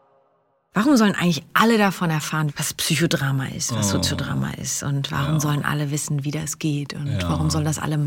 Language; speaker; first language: German; native; German